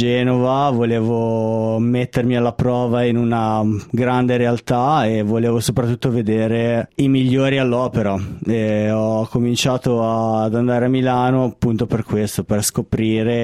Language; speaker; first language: Italian; native; Italian